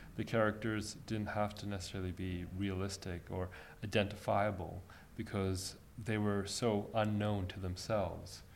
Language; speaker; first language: English; early bilingual, other home language; Armenian